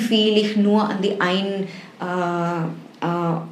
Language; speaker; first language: German; non-native, fluent; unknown